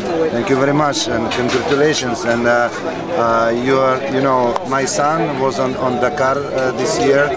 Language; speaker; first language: English; non-native, learner; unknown